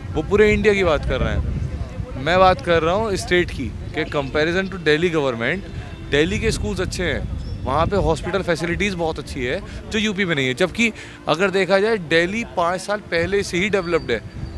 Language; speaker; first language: Hindi; native; Hindi